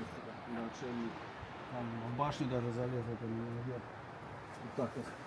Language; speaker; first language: Russian; native; Russian